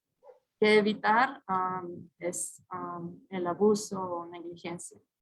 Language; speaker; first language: Spanish; early bilingual, heritage; English